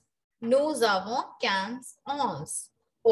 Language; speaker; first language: French; non-native, fluent; Hindi